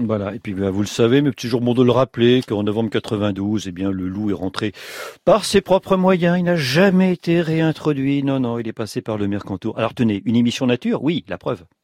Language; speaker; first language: French; native; French